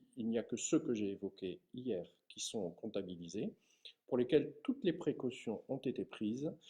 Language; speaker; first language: French; native; French